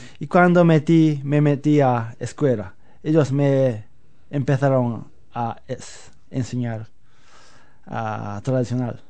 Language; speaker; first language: Spanish; non-native, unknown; Japanese